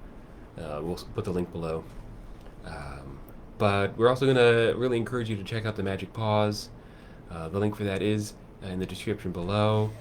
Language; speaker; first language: English; native; English